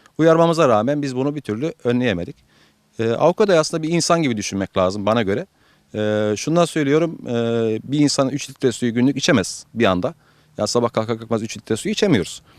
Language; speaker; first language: Turkish; native; Turkish